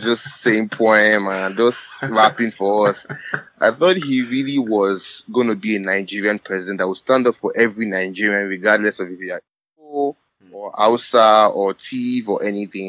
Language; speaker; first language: English; non-native, local second language; Yoruba